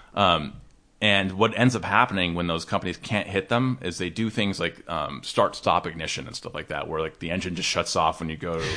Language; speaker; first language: English; native; English